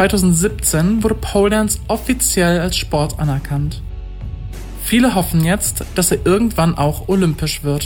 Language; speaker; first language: German; native; German